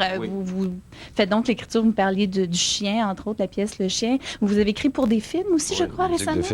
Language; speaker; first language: French; native; French